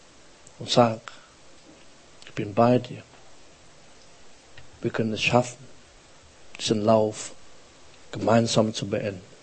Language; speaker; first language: German; non-native, fluent; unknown